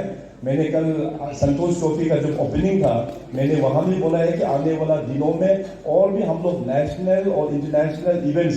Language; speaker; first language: Hindi; non-native, local second language; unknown